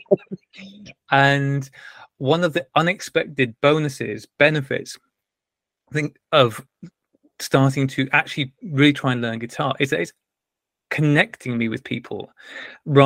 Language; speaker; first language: English; native; English